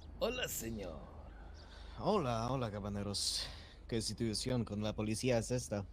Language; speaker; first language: Spanish; non-native, learner; Polish